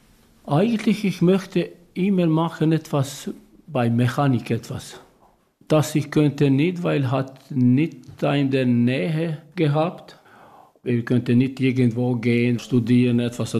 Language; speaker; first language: German; non-native, learner; Serbian